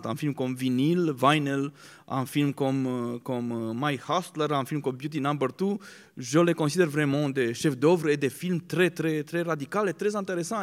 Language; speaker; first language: French; non-native, fluent; Romanian